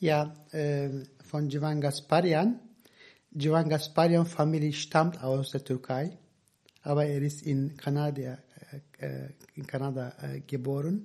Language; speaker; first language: German; non-native, fluent; Turkish